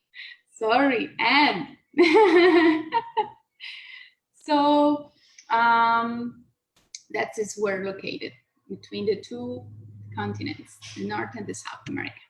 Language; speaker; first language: English; non-native, learner; Spanish